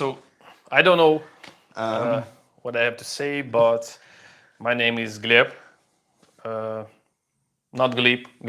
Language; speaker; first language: English; non-native, learner; Russian